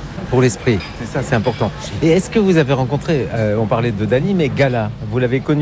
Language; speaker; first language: French; native; French